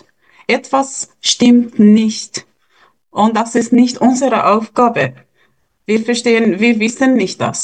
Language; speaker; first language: German; non-native, fluent; Persian